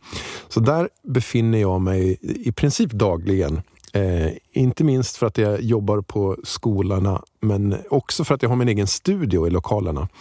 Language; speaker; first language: Swedish; native; Swedish